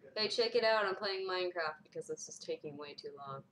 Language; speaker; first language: English; native; English